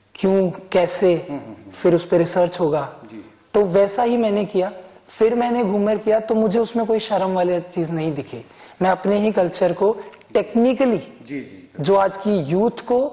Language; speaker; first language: Hindi; native; Hindi